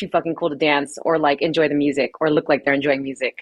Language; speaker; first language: English; native; English